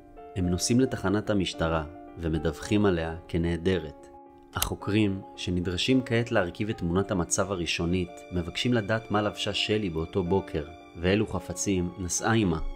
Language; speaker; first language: Hebrew; native; Hebrew